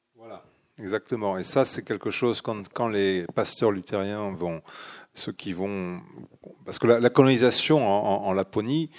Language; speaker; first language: French; native; French